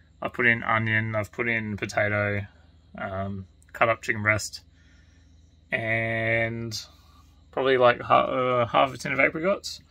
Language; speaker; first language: English; native; English